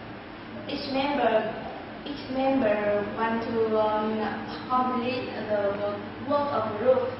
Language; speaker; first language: English; non-native, learner; Vietnamese